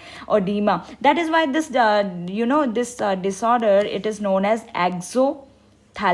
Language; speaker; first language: English; non-native, local second language; Hindi